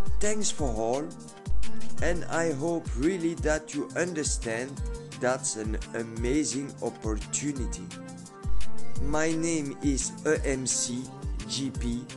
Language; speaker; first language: English; non-native, learner; French